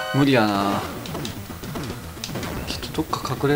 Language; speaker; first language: Japanese; native; Japanese